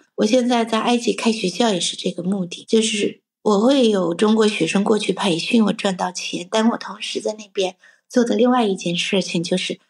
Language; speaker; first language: Chinese; native; Chinese